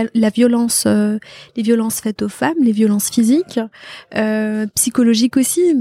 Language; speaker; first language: French; non-native, local second language; Arabic